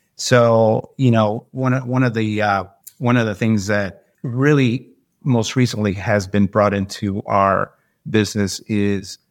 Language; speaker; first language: English; native; English